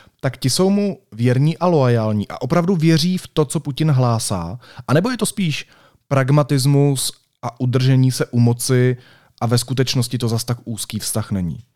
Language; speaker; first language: Czech; native; Czech